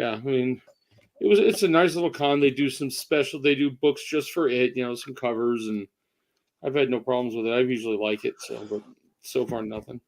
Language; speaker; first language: English; native; English